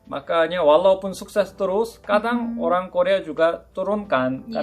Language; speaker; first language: Indonesian; non-native, fluent; Korean